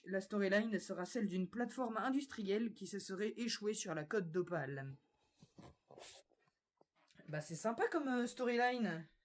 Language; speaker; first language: French; native; French